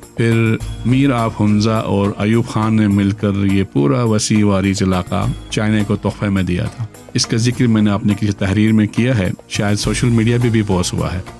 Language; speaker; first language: Urdu; non-native, local second language; Balti